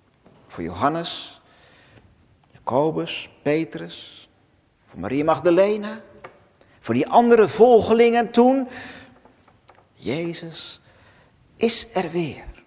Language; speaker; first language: Dutch; native; Dutch